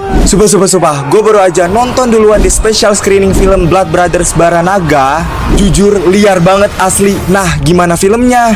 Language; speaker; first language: Indonesian; native; Indonesian